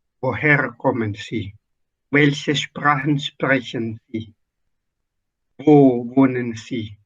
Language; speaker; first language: German; non-native, fluent; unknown